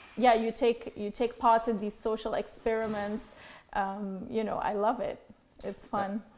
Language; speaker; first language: English; non-native, fluent; Dutch